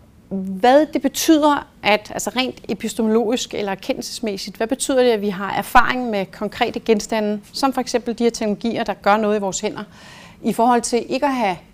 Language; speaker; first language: Danish; native; Danish